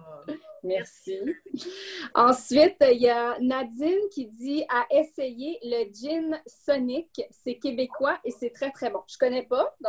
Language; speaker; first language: French; native; French